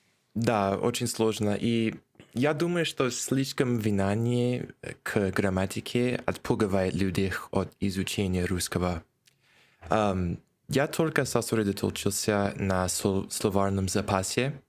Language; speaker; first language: Russian; non-native, learner; English